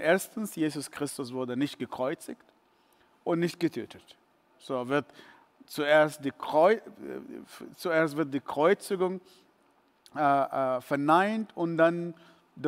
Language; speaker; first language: German; non-native, fluent; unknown